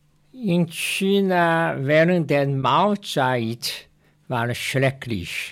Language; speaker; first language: German; non-native, learner; Chinese